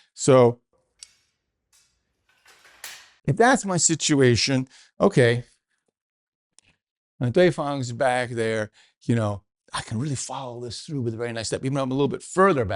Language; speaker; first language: English; native; English